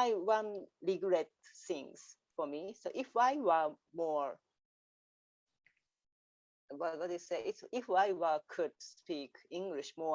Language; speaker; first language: English; non-native, learner; Japanese